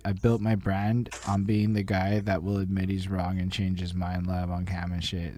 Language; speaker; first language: English; native; English